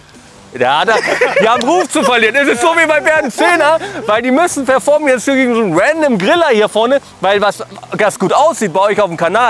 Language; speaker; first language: German; native; German